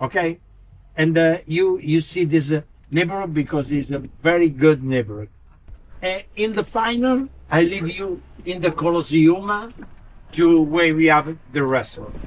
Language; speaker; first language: English; non-native, learner; Italian